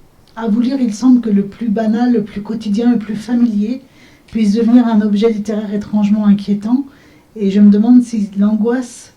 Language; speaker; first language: French; native; French